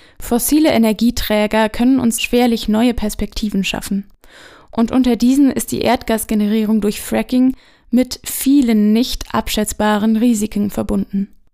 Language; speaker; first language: German; native; German